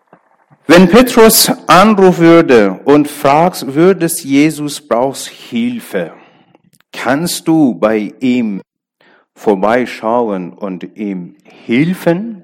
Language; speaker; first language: German; non-native, learner; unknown